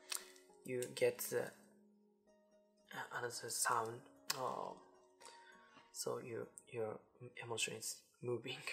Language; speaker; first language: English; non-native, learner; Japanese